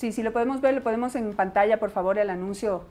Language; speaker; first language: Spanish; native; Spanish